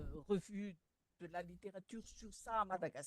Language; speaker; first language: French; non-native, local second language; Malagasy